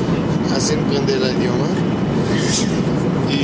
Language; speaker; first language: Spanish; early bilingual, heritage; Hebrew